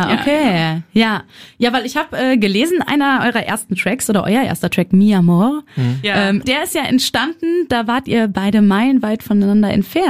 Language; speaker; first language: German; native; German